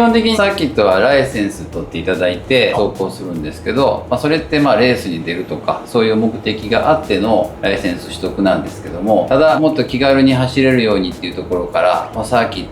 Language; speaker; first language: Japanese; native; Japanese